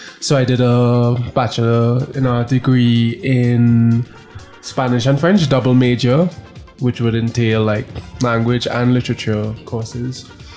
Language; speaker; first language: English; native; English